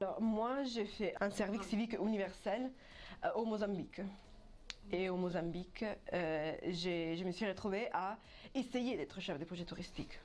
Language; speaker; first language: French; native; French